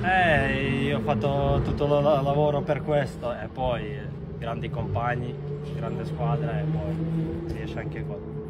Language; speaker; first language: Italian; non-native, learner; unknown